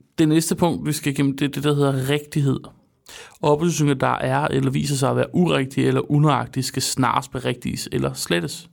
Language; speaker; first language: Danish; native; Danish